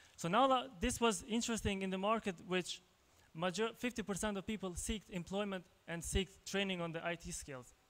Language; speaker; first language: English; non-native, fluent; Albanian